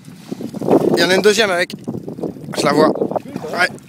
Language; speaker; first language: French; native; French